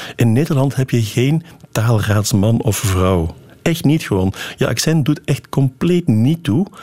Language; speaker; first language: Dutch; native; Dutch